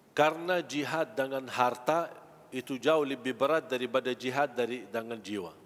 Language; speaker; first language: Malay; non-native, fluent; Arabic